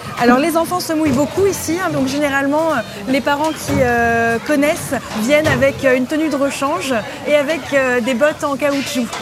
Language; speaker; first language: French; native; French